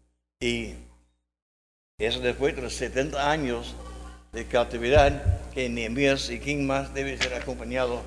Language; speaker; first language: Spanish; non-native, learner; English